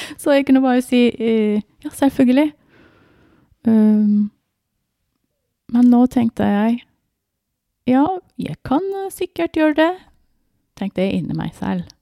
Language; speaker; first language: Norwegian; non-native, fluent; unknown